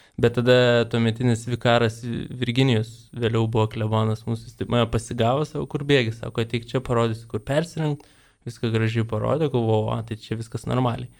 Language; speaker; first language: Lithuanian; native; Lithuanian